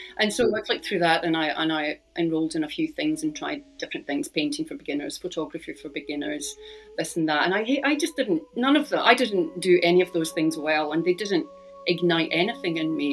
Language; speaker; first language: English; native; English